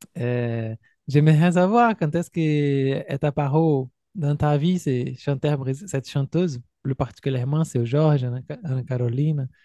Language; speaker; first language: French; non-native, fluent; Portuguese